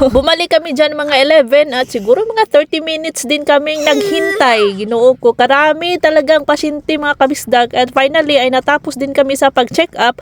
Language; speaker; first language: Filipino; non-native, local second language; Cebuano